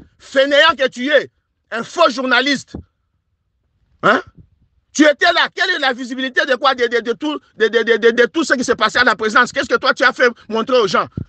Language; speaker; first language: French; non-native, local second language; Luba-Lulua